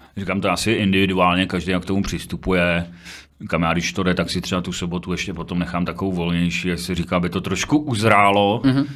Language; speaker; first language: Czech; native; Czech